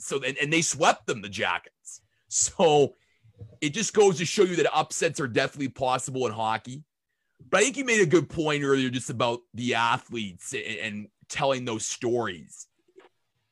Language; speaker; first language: English; native; English